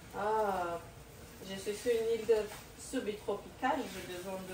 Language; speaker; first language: French; non-native, learner; Japanese